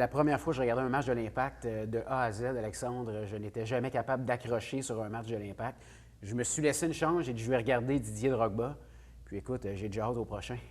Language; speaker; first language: French; native; French